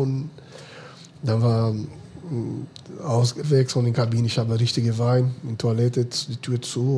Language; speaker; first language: German; non-native, fluent; Portuguese